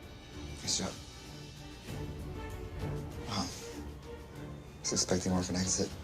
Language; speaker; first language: English; native; English